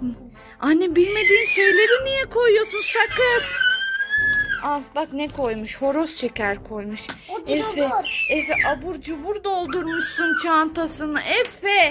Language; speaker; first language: Turkish; native; Turkish